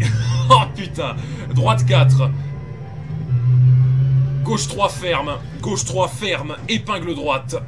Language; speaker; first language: French; native; French